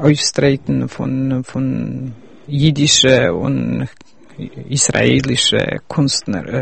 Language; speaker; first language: German; early bilingual, heritage; Yiddish